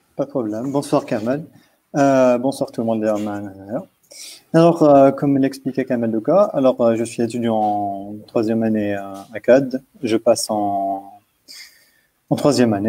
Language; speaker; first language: French; non-native, local second language; Arabic